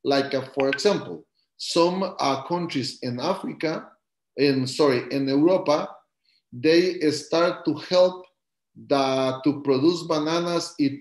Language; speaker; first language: English; non-native, learner; Spanish